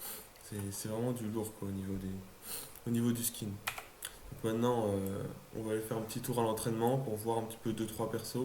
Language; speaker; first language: French; native; French